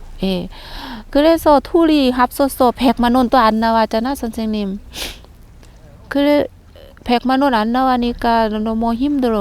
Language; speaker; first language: Korean; non-native, learner; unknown